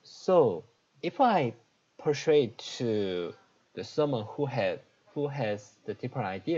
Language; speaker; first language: English; non-native, learner; Korean